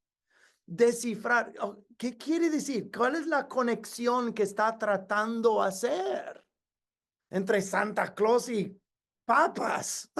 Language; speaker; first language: Spanish; non-native, fluent; English